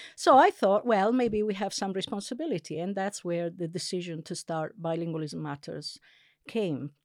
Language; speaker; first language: English; non-native, fluent; Italian